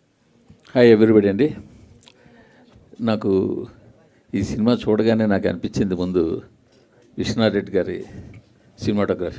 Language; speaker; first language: Telugu; native; Telugu